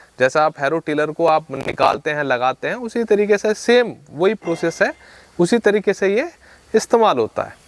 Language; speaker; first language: Hindi; native; Hindi